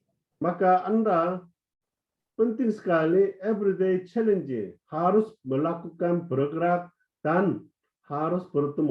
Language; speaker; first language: Indonesian; non-native, fluent; Korean